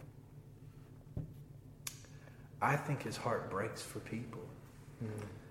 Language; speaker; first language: English; native; English